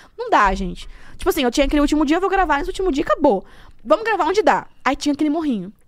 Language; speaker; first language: Portuguese; native; Portuguese